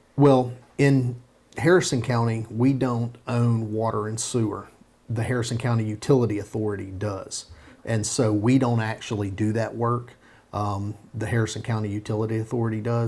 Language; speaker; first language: English; native; English